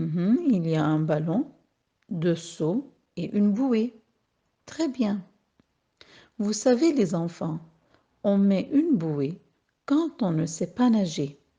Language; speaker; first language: French; non-native, local second language; Arabic